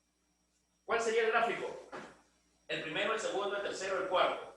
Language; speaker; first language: Spanish; native; Spanish